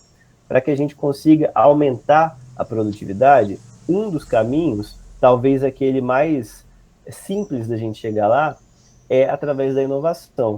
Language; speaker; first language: Portuguese; native; Portuguese